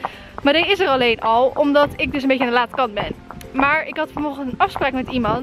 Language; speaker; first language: Dutch; native; Dutch